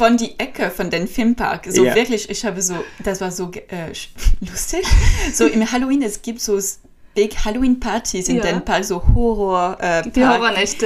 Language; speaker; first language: German; non-native, learner; French